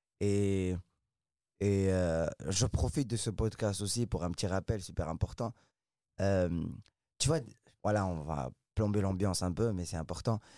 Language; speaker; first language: French; non-native, local second language; Arabic